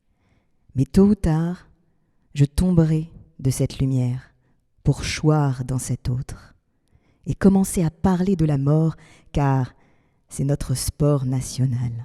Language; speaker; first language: French; native; French